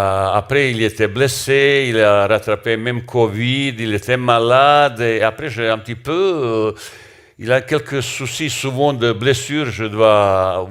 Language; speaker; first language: French; non-native, learner; Bosnian